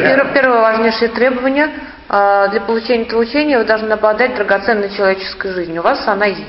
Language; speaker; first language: Russian; native; Russian